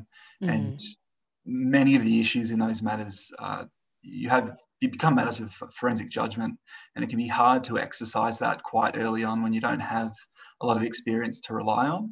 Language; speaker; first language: English; native; English